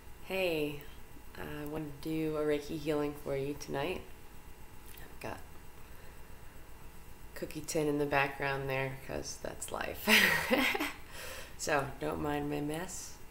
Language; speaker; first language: English; native; English